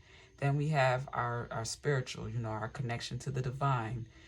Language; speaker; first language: English; native; English